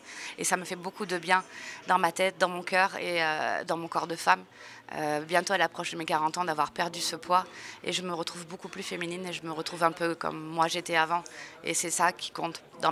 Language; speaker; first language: French; native; French